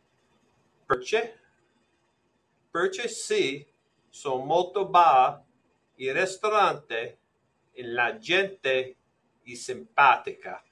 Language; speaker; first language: Italian; non-native, learner; English